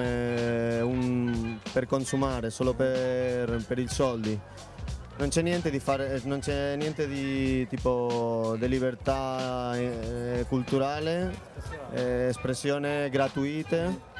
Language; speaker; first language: Italian; non-native, fluent; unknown